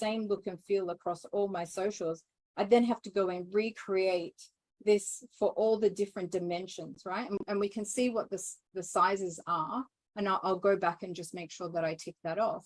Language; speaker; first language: English; native; English